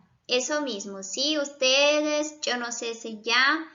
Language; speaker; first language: Spanish; non-native, fluent; Portuguese